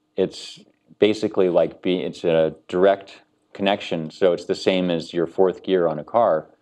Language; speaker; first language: English; native; English